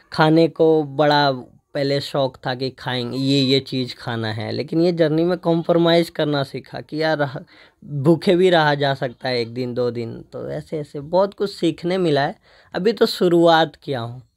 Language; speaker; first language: Hindi; native; Hindi